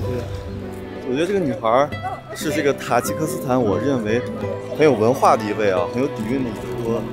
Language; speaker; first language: Chinese; native; Chinese